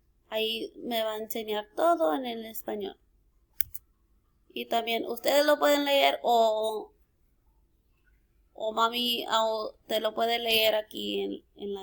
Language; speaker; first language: Spanish; early bilingual, heritage; Spanish